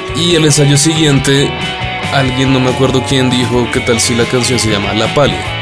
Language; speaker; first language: Spanish; native; Spanish